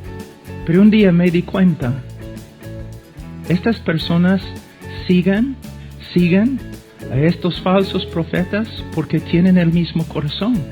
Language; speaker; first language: Spanish; non-native, fluent; English